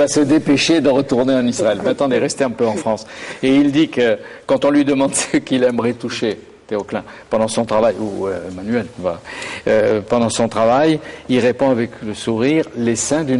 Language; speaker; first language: French; native; French